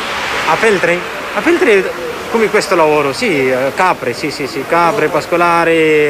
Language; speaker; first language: Italian; non-native, learner; Persian